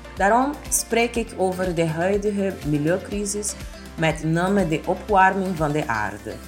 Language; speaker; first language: Dutch; non-native, fluent; Portuguese